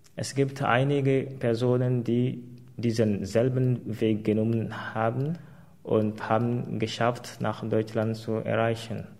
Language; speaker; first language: German; non-native, fluent; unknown